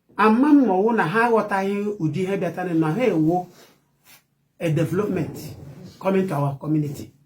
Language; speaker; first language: Igbo; native; Igbo